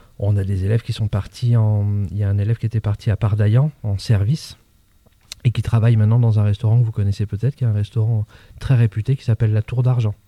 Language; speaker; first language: French; native; French